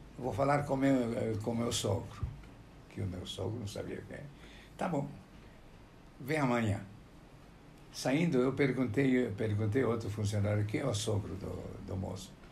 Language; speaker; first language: Portuguese; non-native, fluent; Romanian